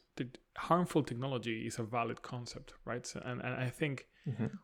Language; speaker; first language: English; non-native, fluent; Spanish